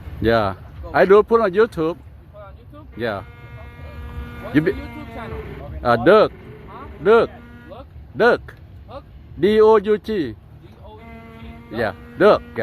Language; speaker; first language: English; non-native, fluent; Lao